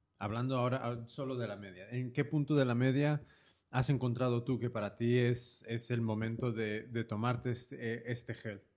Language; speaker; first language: Spanish; native; Spanish